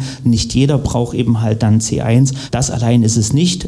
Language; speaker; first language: German; native; German